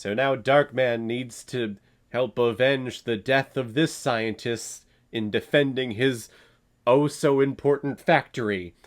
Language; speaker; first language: English; native; English